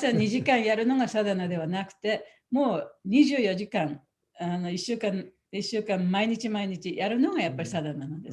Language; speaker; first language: Japanese; native; Japanese